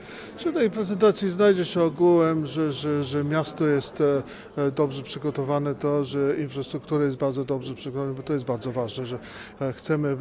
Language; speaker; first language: Polish; early bilingual, heritage; Polish